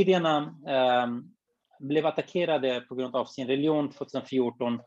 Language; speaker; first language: Swedish; non-native, fluent; Kurdish